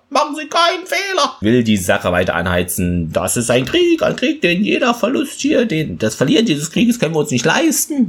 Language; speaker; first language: German; native; German